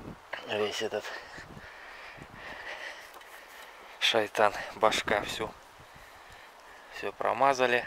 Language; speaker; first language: Russian; native; Russian